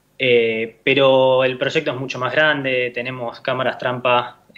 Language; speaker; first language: Spanish; native; Spanish